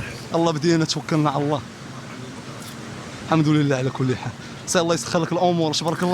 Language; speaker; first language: Arabic; native; Arabic